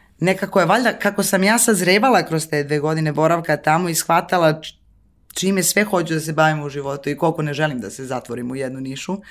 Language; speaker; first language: Serbian; native; Serbian